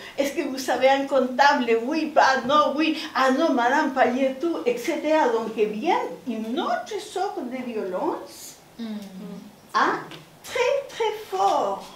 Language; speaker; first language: French; non-native, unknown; Spanish